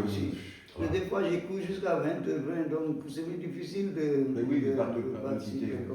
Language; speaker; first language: French; non-native, fluent; Portuguese